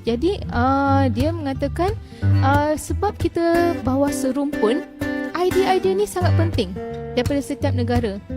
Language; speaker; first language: Malay; native; Malay